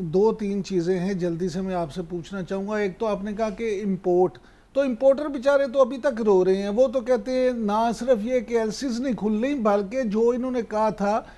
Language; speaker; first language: Urdu; native; Urdu